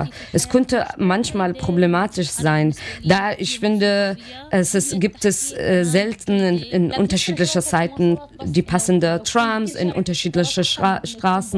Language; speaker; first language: German; non-native, learner; Arabic